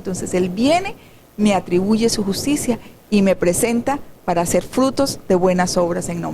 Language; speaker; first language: Spanish; native; Spanish